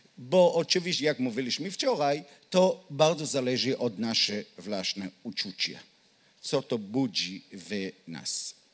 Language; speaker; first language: Polish; non-native, learner; Hebrew